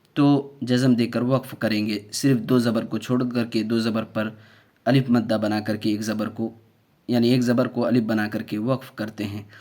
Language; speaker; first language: Urdu; native; Urdu